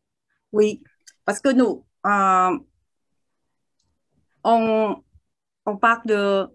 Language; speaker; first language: French; non-native, learner; Vietnamese